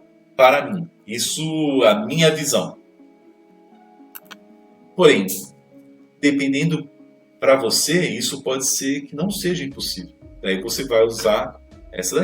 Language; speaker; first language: Portuguese; native; Portuguese